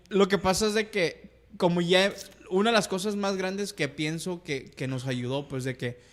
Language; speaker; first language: Spanish; early bilingual, heritage; Spanish